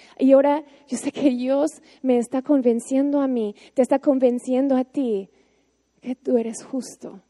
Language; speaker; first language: Spanish; non-native, fluent; English